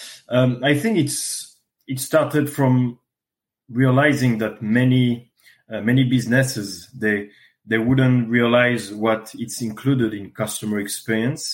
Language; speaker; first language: English; non-native, fluent; French